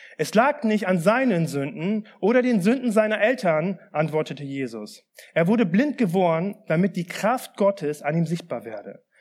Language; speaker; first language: German; early bilingual, other home language; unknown